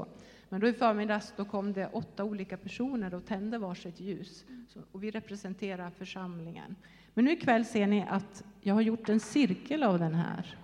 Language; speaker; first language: Swedish; native; Swedish